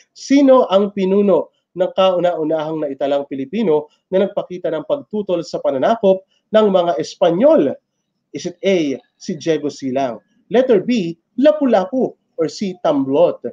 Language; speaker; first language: Filipino; native; Filipino